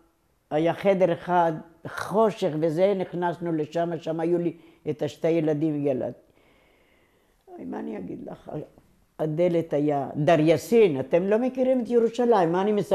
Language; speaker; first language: Hebrew; non-native, local second language; Ladino